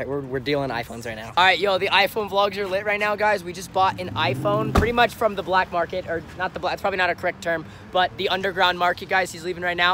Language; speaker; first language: English; native; English